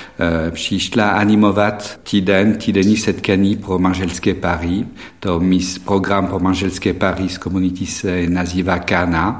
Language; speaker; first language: Czech; non-native, fluent; French